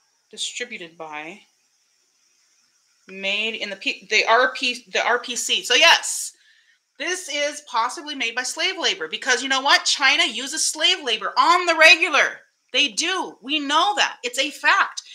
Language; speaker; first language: English; early bilingual, other home language; Spanish